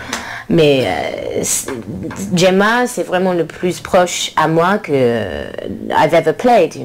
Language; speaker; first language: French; non-native, learner; English